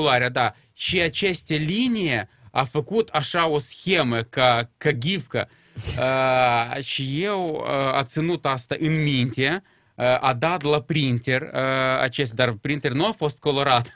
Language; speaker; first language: Romanian; non-native, local second language; Russian